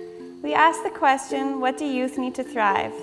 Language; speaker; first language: English; native; English